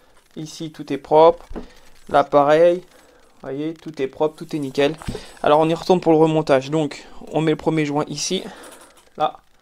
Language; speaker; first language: French; native; French